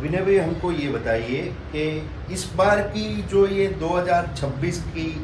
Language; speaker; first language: Hindi; non-native, local second language; Gujarati